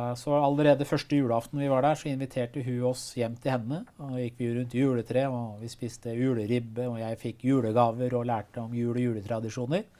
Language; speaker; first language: Norwegian; early bilingual, other home language; Persian